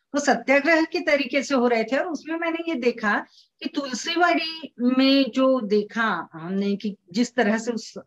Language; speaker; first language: Hindi; non-native, local second language; Marathi